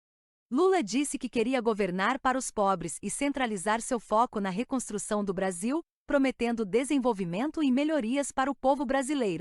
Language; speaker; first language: Portuguese; native; Portuguese